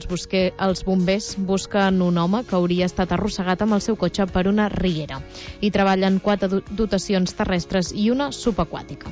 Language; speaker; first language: Catalan; native; Catalan